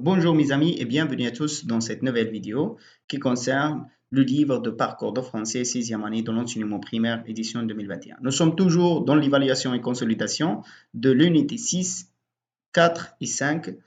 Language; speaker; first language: French; non-native, local second language; Arabic